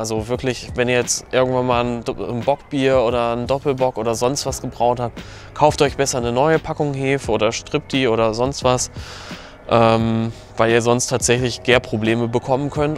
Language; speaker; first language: German; native; German